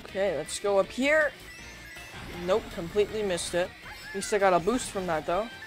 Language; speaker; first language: English; native; English